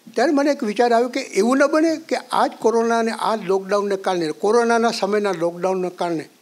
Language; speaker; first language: Gujarati; native; Gujarati